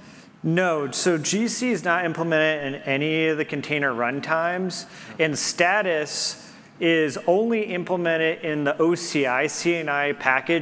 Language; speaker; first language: English; native; English